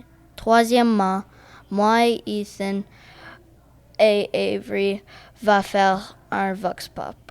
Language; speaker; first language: French; non-native, local second language; English